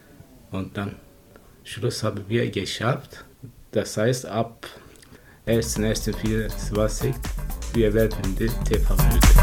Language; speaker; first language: German; non-native, learner; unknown